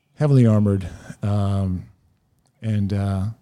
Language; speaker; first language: English; native; English